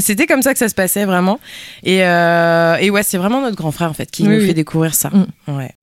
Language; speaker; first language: French; early bilingual, other home language; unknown